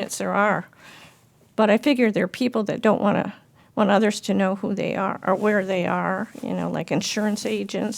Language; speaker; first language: English; native; English